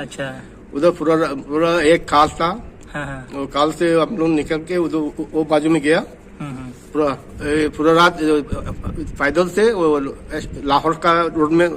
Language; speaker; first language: Hindi; non-native, learner; Bangla